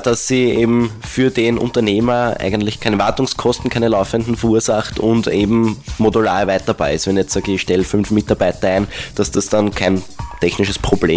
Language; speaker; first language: German; native; German